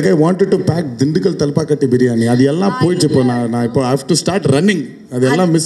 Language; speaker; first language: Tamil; non-native, fluent; Telugu